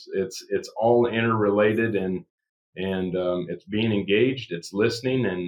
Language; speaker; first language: English; native; English